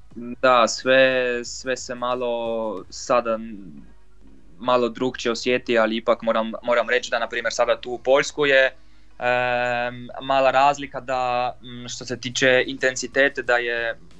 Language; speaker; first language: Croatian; non-native, fluent; Polish